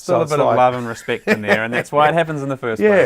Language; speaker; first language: English; native; English